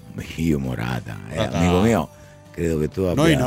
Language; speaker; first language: Italian; native; Italian